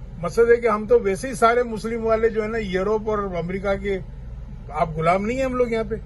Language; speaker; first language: Urdu; native; Urdu